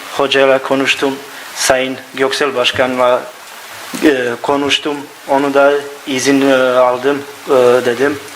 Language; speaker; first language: Turkish; non-native, learner; Bosnian